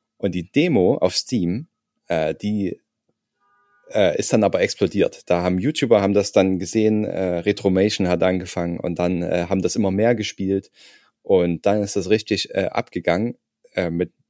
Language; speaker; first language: German; native; German